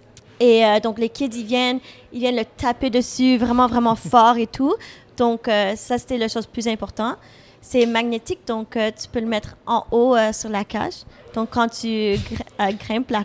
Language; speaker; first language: French; non-native, fluent; English